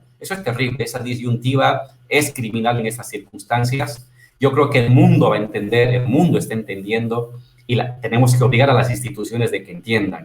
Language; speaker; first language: Spanish; native; Spanish